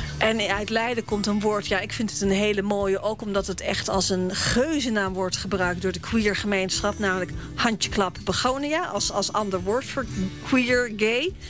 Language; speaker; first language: Dutch; native; Dutch